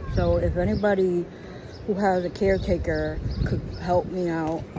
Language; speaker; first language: English; native; English